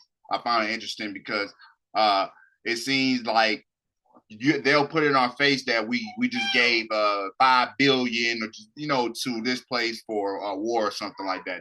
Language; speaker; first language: English; native; English